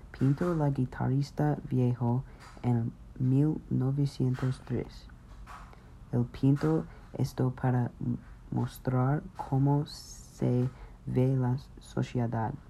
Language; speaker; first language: Spanish; non-native, learner; English